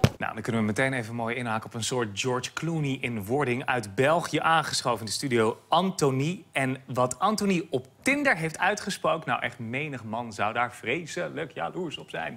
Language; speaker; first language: Dutch; native; Dutch